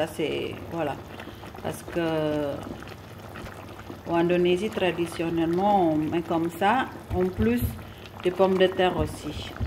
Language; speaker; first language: French; non-native, fluent; Indonesian